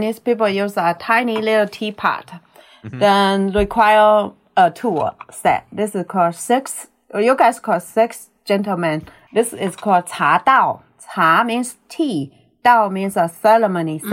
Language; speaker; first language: English; non-native, learner; Chinese